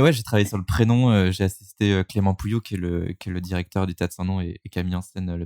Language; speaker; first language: French; native; French